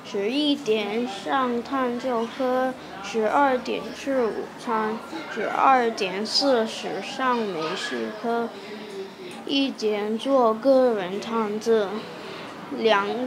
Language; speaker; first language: Chinese; non-native, local second language; Cantonese